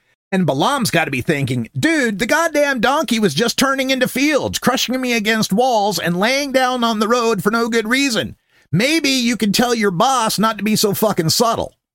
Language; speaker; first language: English; native; English